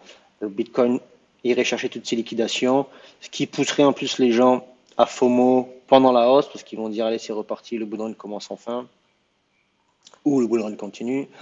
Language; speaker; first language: French; native; French